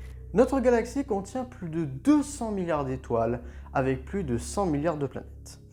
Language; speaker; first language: French; native; French